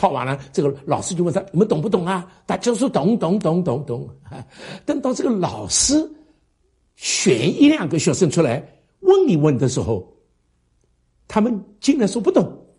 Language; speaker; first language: Chinese; native; Chinese